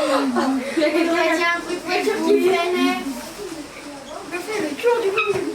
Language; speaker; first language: French; native; French